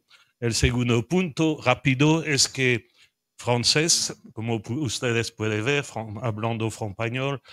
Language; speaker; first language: Spanish; non-native, learner; French